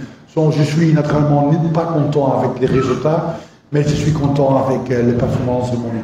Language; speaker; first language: French; non-native, fluent; Dutch